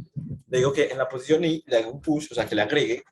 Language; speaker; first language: Spanish; native; Spanish